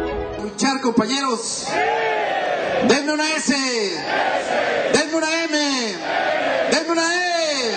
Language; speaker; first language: Spanish; native; Spanish